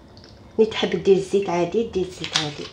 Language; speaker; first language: Arabic; native; Arabic